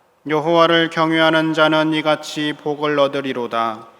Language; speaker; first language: Korean; native; Korean